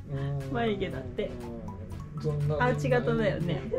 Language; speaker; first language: Japanese; native; Japanese